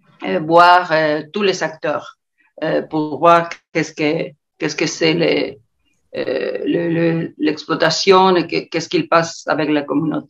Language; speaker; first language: French; non-native, learner; Spanish